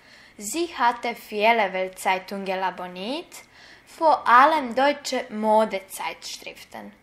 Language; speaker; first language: German; non-native, fluent; Serbian